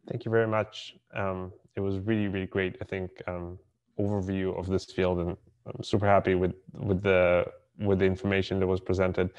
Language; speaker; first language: English; non-native, fluent; Hebrew